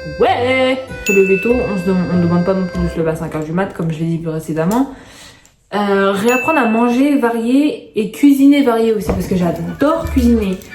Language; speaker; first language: French; early bilingual, other home language; Arabic